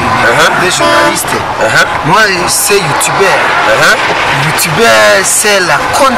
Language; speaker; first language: French; non-native, learner; Rundi